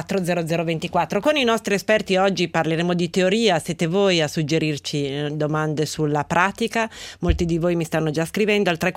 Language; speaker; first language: Italian; native; Italian